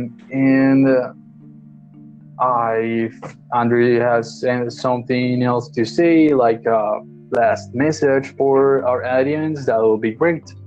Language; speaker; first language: English; non-native, fluent; Spanish